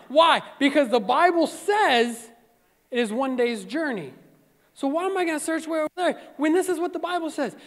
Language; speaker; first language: English; native; English